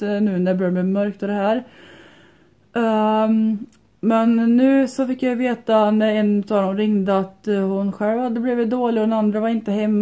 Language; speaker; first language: Swedish; native; Swedish